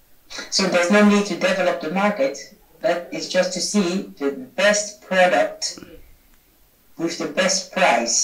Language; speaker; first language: English; non-native, fluent; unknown